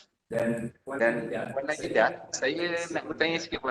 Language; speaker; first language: Malay; native; Malay